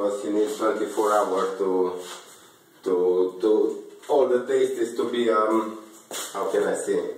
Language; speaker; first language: English; non-native, learner; Hungarian